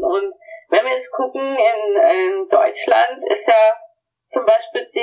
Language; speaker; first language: German; native; German